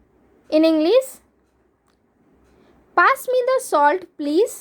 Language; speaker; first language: English; non-native, local second language; Hindi